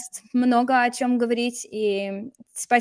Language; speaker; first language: Russian; non-native, fluent; English